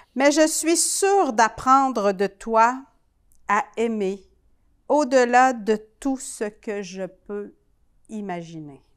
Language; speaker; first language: French; native; French